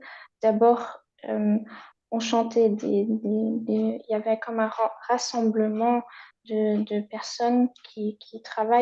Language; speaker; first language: French; non-native, fluent; German